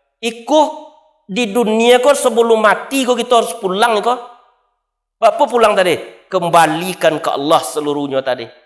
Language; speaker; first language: Malay; non-native, local second language; Minangkabau